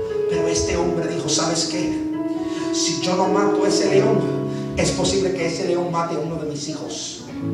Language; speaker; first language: Spanish; early bilingual, heritage; Spanish